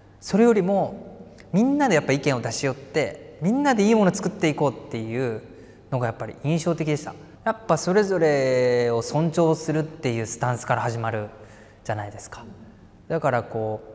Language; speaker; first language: Japanese; native; Japanese